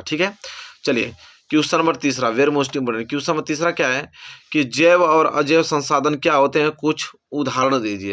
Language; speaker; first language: Hindi; native; Hindi